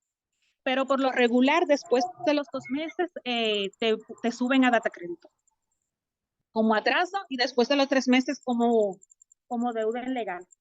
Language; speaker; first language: Spanish; native; Spanish